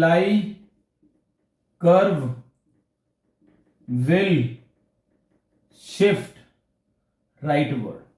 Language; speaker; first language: Hindi; native; Hindi